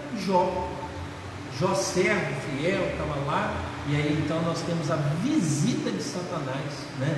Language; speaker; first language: Portuguese; native; Portuguese